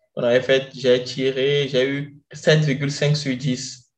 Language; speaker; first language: French; non-native, local second language; Ewe